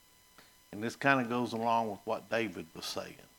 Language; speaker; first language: English; native; English